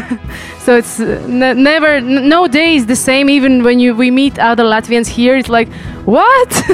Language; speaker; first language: English; non-native, fluent; Latvian